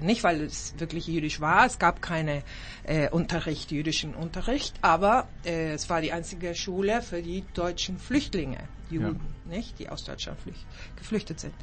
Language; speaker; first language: German; early bilingual, heritage; German